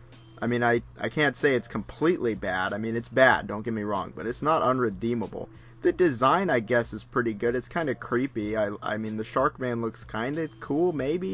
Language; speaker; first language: English; native; English